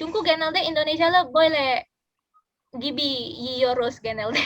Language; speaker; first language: Turkish; non-native, learner; Indonesian